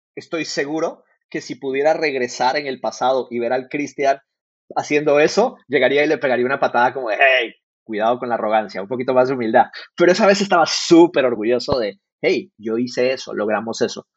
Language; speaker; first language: Spanish; native; Spanish